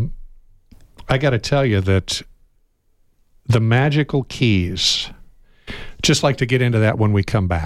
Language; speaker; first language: English; native; English